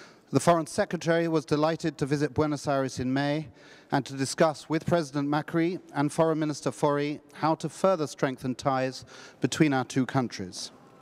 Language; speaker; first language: English; native; English